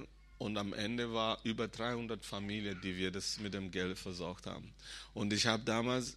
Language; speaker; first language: German; non-native, fluent; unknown